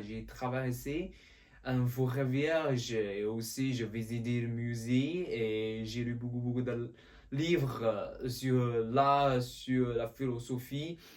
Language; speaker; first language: French; non-native, learner; Chinese